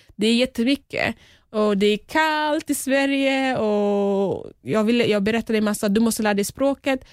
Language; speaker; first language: Swedish; early bilingual, other home language; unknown